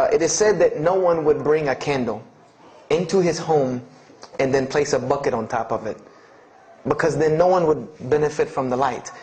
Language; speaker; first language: English; native; English